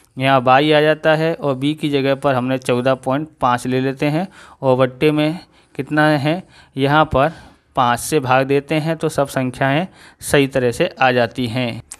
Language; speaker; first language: Hindi; non-native, local second language; Gujarati